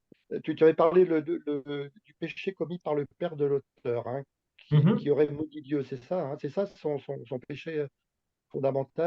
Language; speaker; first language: French; native; French